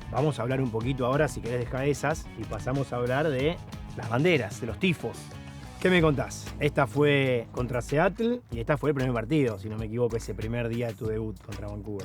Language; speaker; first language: Spanish; native; Spanish